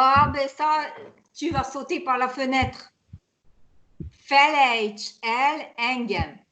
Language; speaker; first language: French; non-native, fluent; Hungarian